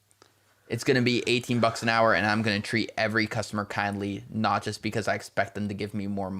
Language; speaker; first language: English; native; English